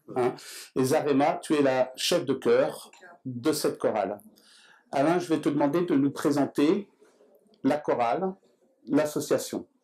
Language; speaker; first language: French; native; French